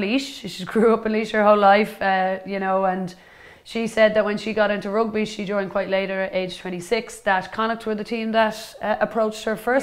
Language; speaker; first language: English; native; English